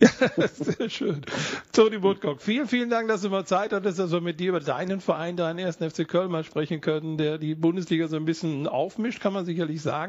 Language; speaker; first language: German; native; German